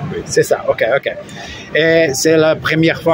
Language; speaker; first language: French; non-native, learner; Portuguese